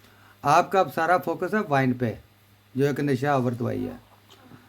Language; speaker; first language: Hindi; non-native, local second language; Punjabi